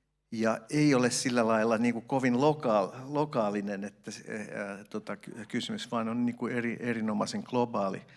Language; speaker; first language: Finnish; native; Finnish